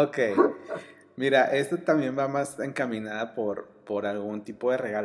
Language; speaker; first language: Spanish; native; Spanish